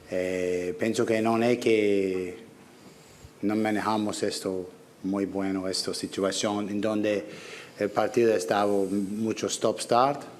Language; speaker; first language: Spanish; non-native, learner; English